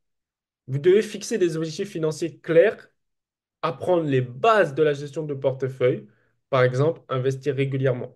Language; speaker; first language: French; native; French